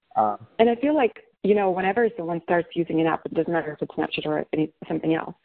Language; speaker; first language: English; non-native, fluent; Russian